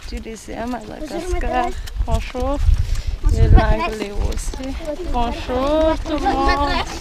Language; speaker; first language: French; non-native, local second language; Malagasy